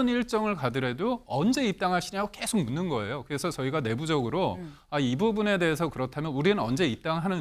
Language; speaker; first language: Korean; native; Korean